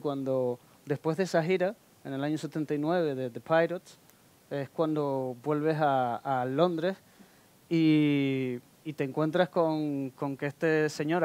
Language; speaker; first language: Spanish; native; Spanish